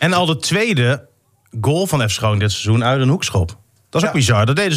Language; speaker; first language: Dutch; native; Dutch